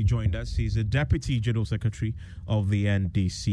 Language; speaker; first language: English; non-native, local second language; Akan